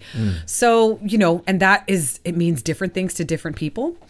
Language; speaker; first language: English; native; English